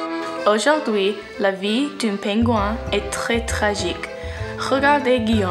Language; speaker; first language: French; non-native, learner; English